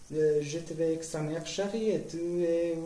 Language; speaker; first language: French; non-native, learner; Spanish